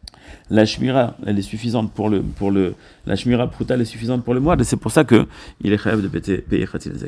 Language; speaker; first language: French; native; French